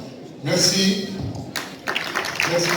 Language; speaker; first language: French; non-native, local second language; Arabic